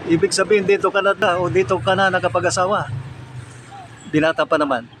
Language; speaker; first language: Filipino; non-native, local second language; Pangasinan